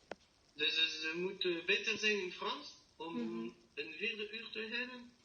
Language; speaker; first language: Dutch; non-native, learner; French